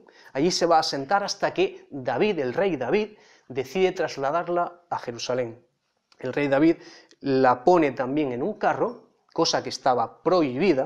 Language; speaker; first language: Spanish; native; Spanish